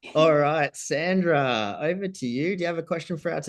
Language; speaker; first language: English; native; English